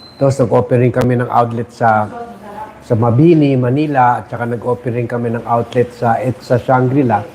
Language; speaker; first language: Filipino; non-native, local second language; Chavacano